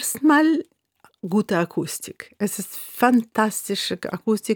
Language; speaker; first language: German; non-native, fluent; Russian